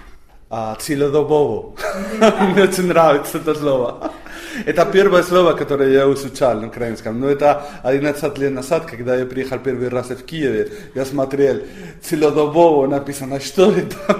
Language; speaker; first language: Russian; non-native, fluent; Spanish